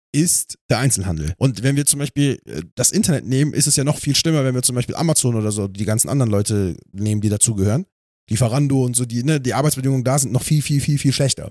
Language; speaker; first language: German; native; German